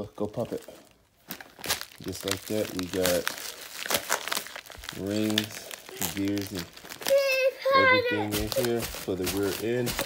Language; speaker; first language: English; native; English